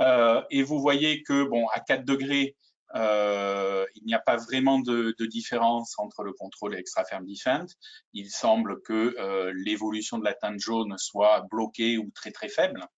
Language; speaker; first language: French; native; French